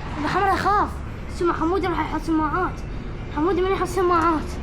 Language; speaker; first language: Arabic; native; Arabic